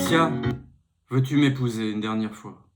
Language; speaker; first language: French; native; French